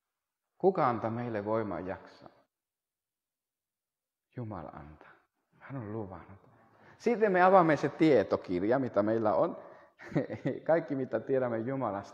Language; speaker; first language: Finnish; non-native, fluent; Spanish